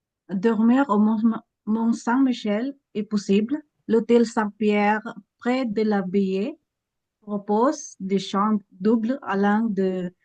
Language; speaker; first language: French; non-native, learner; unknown